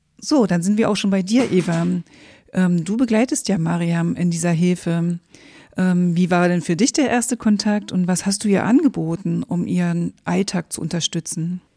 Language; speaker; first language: German; native; German